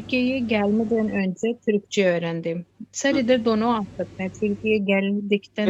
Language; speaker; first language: Turkish; non-native, learner; Urdu